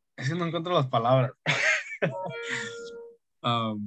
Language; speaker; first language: Spanish; early bilingual, heritage; Spanish